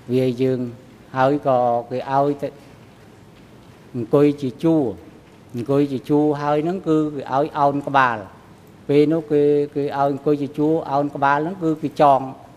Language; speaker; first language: Khmer; native; Khmer